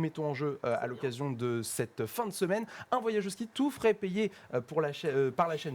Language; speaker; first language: French; native; French